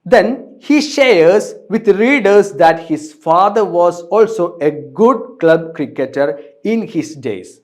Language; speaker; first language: English; non-native, local second language; Malayalam